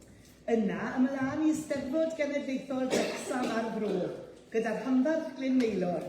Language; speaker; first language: Welsh; native; Welsh